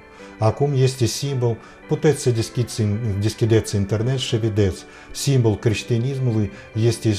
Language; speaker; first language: Romanian; non-native, fluent; Russian